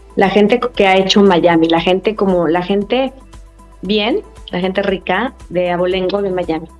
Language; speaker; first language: Spanish; native; Spanish